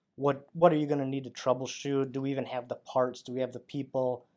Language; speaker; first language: English; native; English